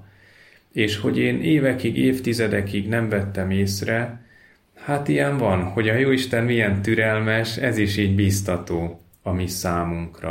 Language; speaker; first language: Hungarian; native; Hungarian